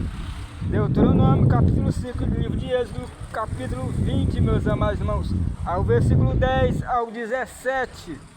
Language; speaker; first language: Portuguese; native; Portuguese